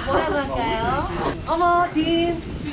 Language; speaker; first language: Korean; native; Korean